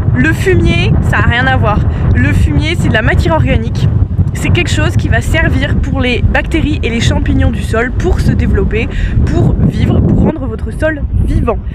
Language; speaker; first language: French; native; French